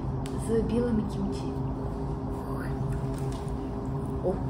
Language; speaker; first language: Korean; non-native, learner; Ukrainian